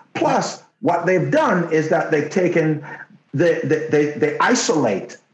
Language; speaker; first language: English; non-native, local second language; Jamaican Creole English